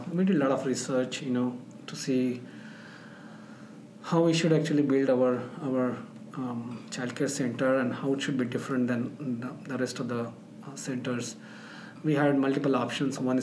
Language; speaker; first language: English; non-native, local second language; Marathi